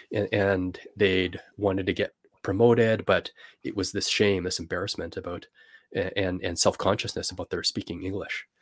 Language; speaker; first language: English; native; English